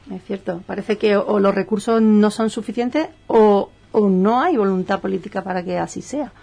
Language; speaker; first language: Spanish; native; Spanish